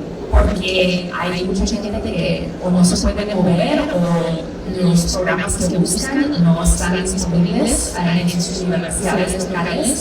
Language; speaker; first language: Spanish; early bilingual, heritage; Spanish